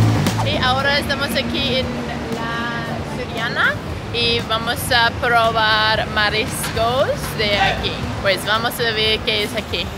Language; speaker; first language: Spanish; non-native, learner; English